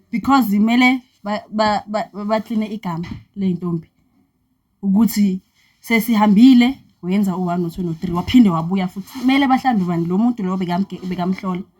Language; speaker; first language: Zulu; non-native, local second language; Xhosa